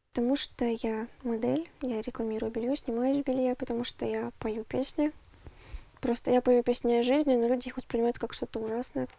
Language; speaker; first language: Russian; early bilingual, other home language; Armenian